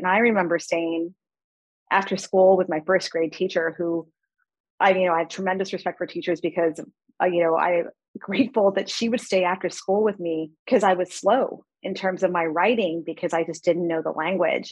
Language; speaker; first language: English; early bilingual, other home language; Spanish